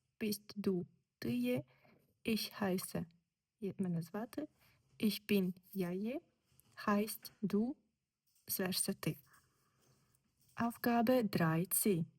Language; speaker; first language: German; non-native, fluent; Ukrainian